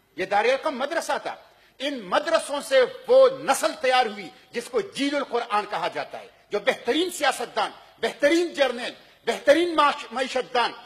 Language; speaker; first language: Urdu; non-native, local second language; Pashto